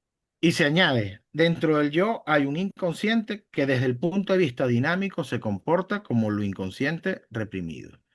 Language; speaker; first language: Spanish; native; Spanish